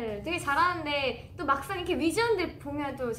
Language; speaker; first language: Korean; native; Korean